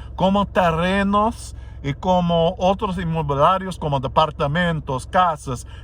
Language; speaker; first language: Spanish; non-native, fluent; English